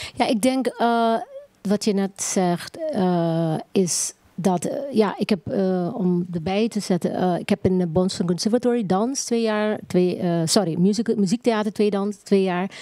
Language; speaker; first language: Dutch; early bilingual, other home language; Papiamento